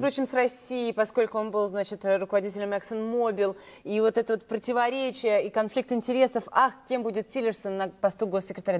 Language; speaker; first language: Russian; native; Russian